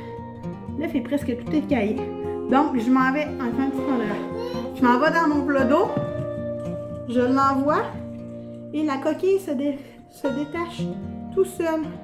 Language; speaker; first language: French; native; French